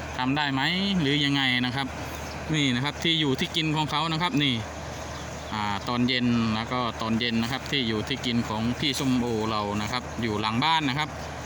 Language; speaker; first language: Thai; non-native, local second language; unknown